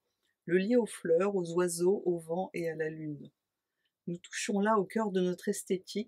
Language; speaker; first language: French; native; French